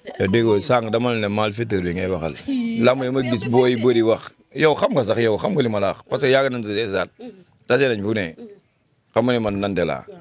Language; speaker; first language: Wolof; non-native, local second language; Fula